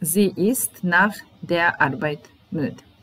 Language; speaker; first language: German; non-native, fluent; Serbian